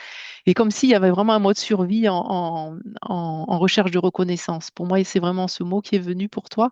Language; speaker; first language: French; native; French